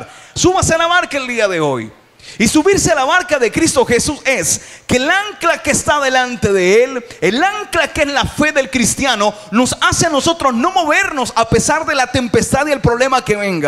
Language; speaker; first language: Spanish; native; Spanish